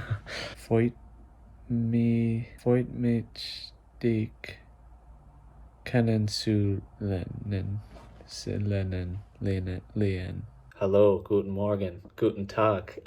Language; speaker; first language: German; non-native, learner; English